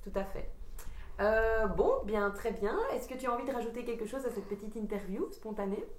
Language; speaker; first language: French; native; French